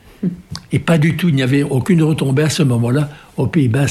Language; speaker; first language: French; native; French